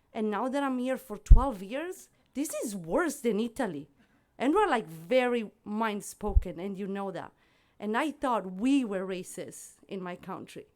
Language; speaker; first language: English; non-native, fluent; Italian